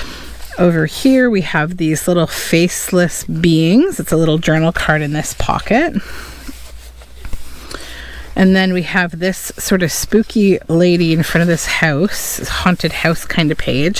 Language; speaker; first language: English; native; English